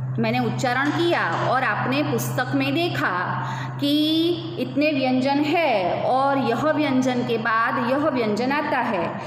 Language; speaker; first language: Hindi; non-native, local second language; Gujarati